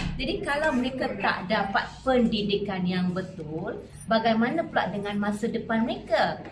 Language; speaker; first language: Malay; non-native, local second language; Tamil